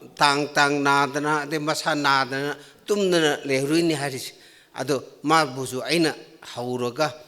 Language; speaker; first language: Manipuri; non-native, local second language; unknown